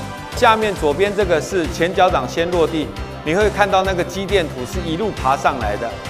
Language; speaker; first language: Chinese; native; Chinese